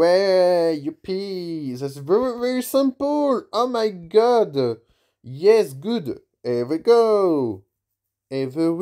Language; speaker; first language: English; non-native, learner; French